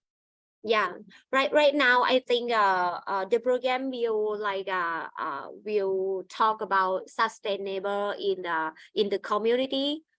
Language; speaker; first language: English; non-native, learner; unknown